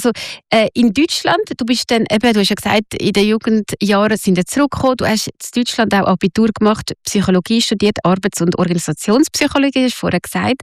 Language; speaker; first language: German; native; German